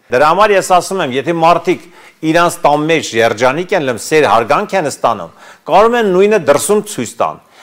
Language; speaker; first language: Armenian; native; Armenian